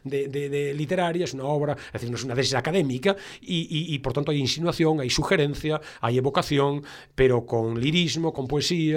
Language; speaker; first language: Spanish; native; Spanish